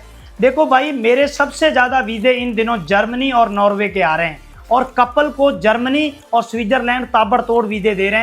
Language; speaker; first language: Hindi; native; Hindi